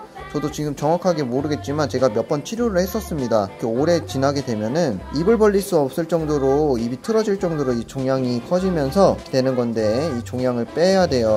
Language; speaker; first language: Korean; native; Korean